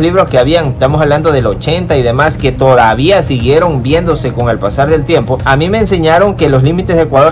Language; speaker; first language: Spanish; native; Spanish